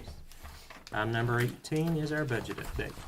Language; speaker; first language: English; native; English